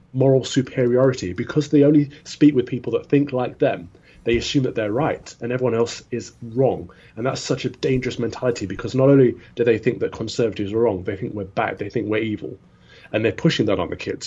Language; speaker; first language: English; native; English